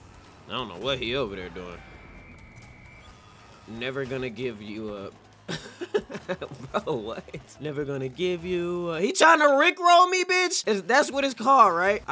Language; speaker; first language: English; native; English